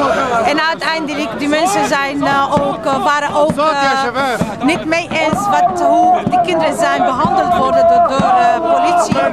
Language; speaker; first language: Dutch; non-native, fluent; Arabic